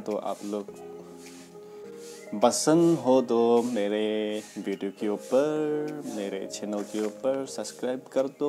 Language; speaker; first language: Hindi; non-native, local second language; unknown